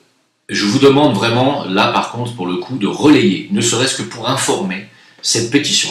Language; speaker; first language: French; native; French